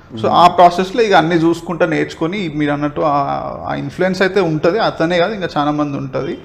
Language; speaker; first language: Telugu; native; Telugu